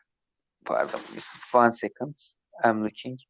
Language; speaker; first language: English; non-native, learner; Turkish